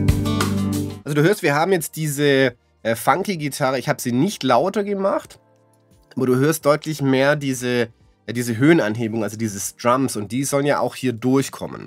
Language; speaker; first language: German; native; German